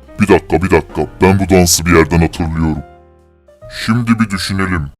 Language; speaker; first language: Turkish; native; Turkish